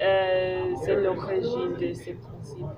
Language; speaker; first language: French; non-native, learner; English